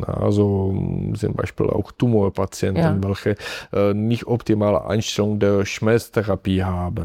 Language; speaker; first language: German; non-native, fluent; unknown